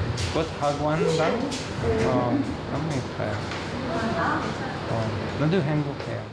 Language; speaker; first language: Korean; non-native, learner; English